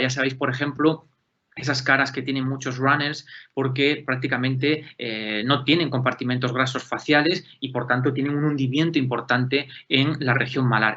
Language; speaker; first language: Spanish; native; Spanish